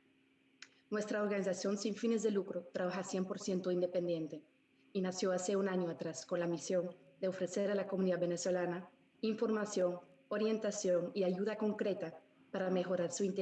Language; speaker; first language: Spanish; non-native, fluent; Dutch